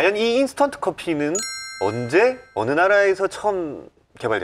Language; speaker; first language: Korean; native; Korean